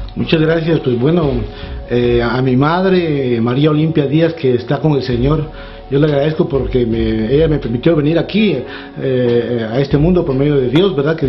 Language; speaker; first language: Spanish; native; Spanish